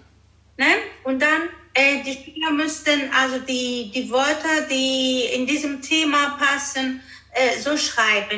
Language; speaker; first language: German; early bilingual, other home language; Greek